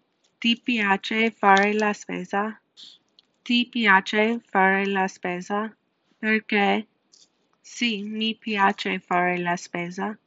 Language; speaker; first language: Italian; non-native, learner; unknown